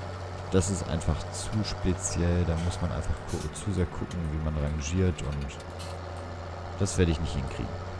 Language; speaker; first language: German; native; German